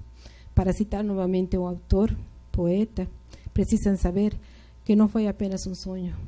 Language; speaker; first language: Portuguese; non-native, fluent; Spanish